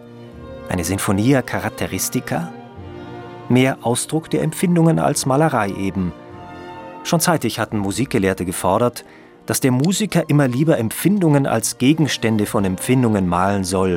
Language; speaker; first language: German; native; German